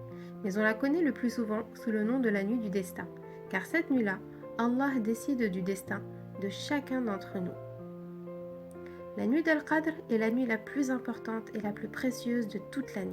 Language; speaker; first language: French; native; French